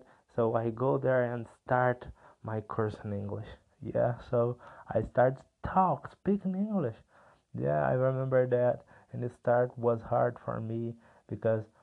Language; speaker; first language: English; non-native, learner; Portuguese